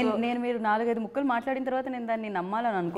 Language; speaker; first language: Telugu; native; Telugu